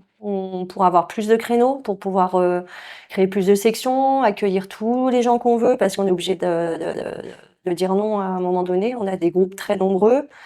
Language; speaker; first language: French; native; French